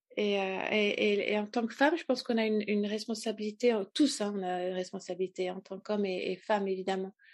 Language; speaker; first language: French; native; French